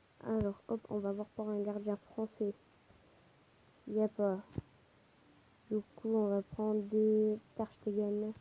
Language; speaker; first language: French; native; French